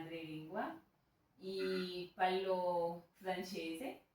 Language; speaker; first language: Italian; non-native, learner; Haitian Creole